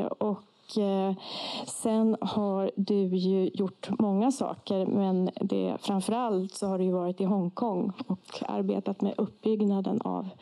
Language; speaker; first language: Swedish; native; Swedish